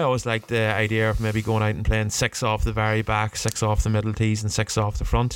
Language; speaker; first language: English; native; English